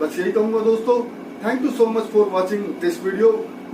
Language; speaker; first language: Hindi; native; Hindi